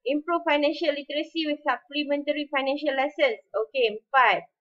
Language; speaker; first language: English; non-native, local second language; Malay